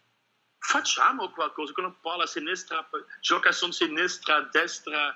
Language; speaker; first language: Italian; non-native, learner; Dutch